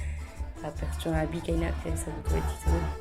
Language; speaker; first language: Basque; native; Basque